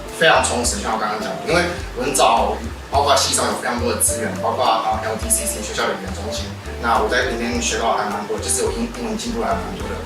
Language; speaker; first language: Chinese; native; Chinese